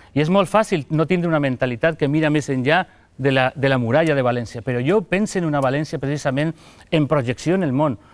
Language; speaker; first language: Catalan; non-native, local second language; Spanish